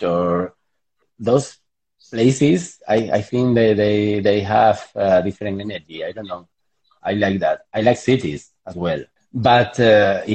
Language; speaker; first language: English; non-native, fluent; Spanish